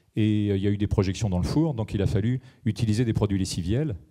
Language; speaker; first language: French; native; French